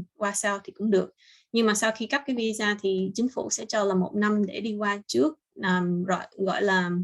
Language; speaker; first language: Vietnamese; early bilingual, heritage; Vietnamese